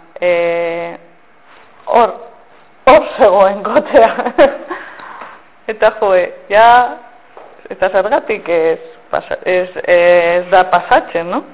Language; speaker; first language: Basque; non-native, local second language; Spanish